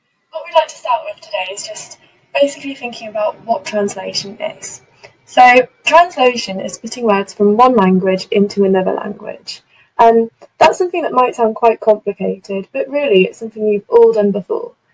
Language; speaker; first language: English; native; English